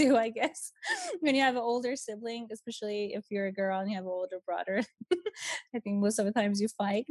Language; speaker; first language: English; non-native, fluent; Persian